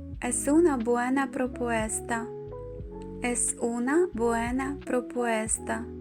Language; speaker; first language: Spanish; non-native, fluent; Ukrainian